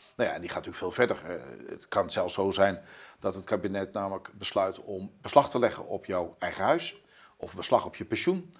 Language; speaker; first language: Dutch; native; Dutch